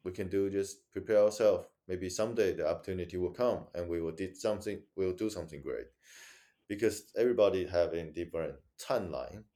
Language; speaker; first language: English; non-native, learner; Chinese